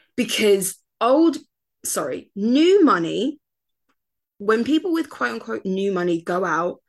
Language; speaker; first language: English; native; English